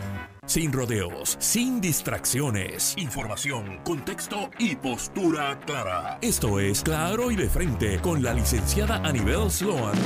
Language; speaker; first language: Spanish; native; Spanish